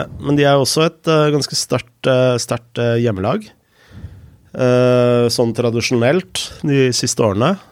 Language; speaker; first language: Norwegian; native; Norwegian